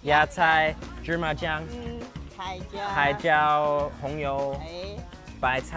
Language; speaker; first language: Chinese; non-native, learner; English